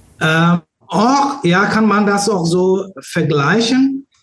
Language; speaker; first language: German; non-native, learner; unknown